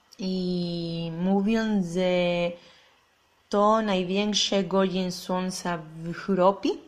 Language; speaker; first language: Polish; non-native, learner; Spanish